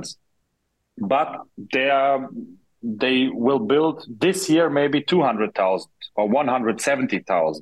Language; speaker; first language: English; non-native, fluent; German